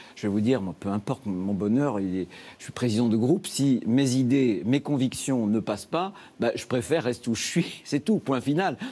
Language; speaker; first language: French; native; French